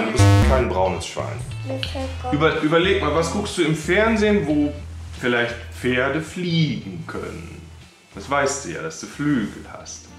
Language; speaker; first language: German; native; German